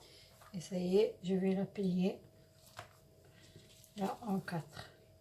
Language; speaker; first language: French; non-native, local second language; Arabic